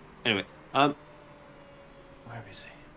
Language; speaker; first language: English; native; English